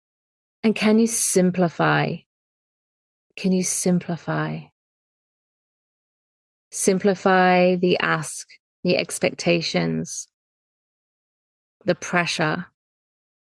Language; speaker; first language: English; native; English